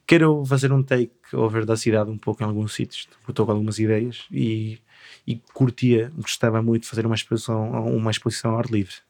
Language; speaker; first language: Portuguese; non-native, fluent; Spanish